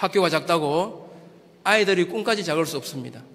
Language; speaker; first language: Korean; native; Korean